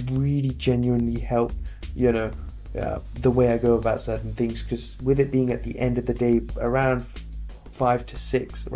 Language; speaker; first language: English; native; English